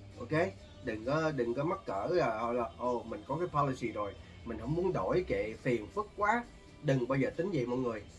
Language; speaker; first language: Vietnamese; early bilingual, heritage; Vietnamese